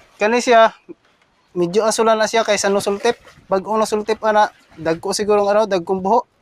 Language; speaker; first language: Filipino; non-native, local second language; Cebuano